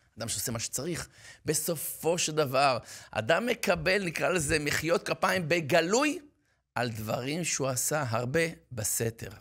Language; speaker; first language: Hebrew; native; Hebrew